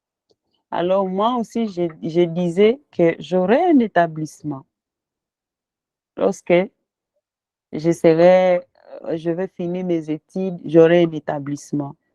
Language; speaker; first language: French; non-native, local second language; Swahili